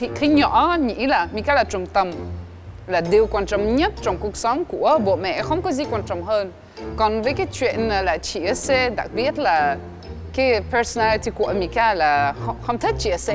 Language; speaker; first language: Vietnamese; non-native, fluent; French